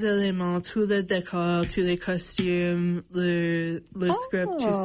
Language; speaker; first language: French; non-native, local second language; English